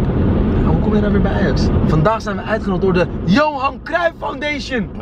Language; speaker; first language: Dutch; native; Dutch